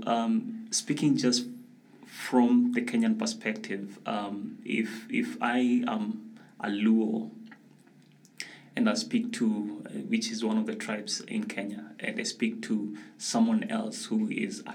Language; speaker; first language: English; non-native, local second language; Luo (Kenya and Tanzania)